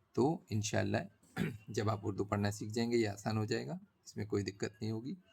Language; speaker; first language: Hindi; native; Hindi